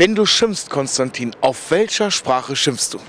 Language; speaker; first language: German; native; German